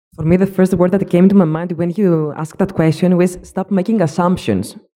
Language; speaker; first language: English; non-native, fluent; Greek